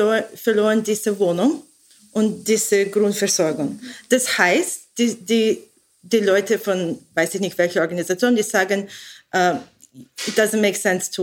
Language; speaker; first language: German; non-native, learner; English